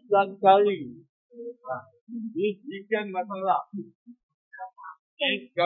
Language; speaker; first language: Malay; non-native, fluent; Bangla